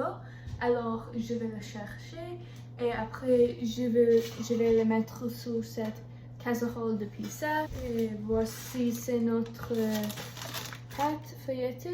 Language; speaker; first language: French; non-native, learner; English